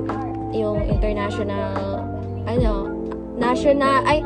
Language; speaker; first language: Filipino; native; Filipino